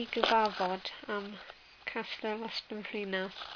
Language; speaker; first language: Welsh; non-native, learner; English